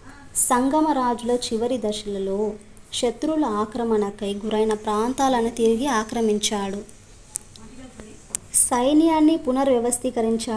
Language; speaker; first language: Telugu; native; Telugu